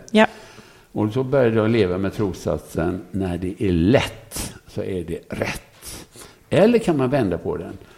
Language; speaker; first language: Swedish; native; Swedish